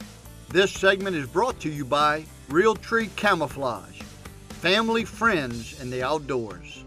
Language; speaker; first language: English; native; English